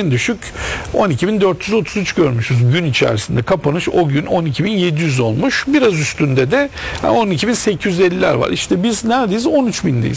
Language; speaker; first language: Turkish; native; Turkish